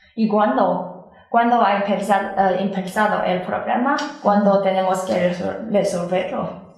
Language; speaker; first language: Spanish; non-native, learner; Chinese